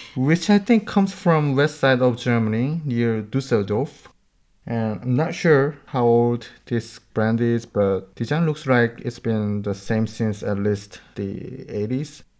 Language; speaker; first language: English; non-native, learner; Korean